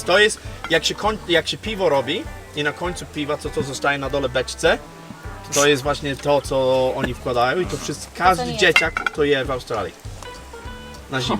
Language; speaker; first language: Polish; non-native, fluent; English